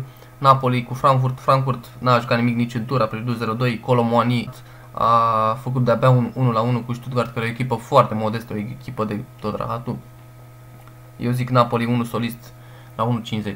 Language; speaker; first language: Romanian; native; Romanian